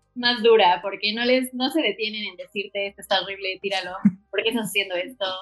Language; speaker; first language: Spanish; native; Spanish